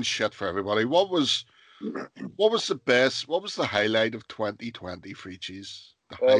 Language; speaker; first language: English; native; English